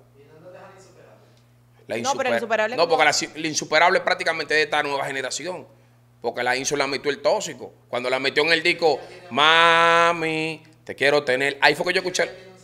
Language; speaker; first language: Spanish; native; Spanish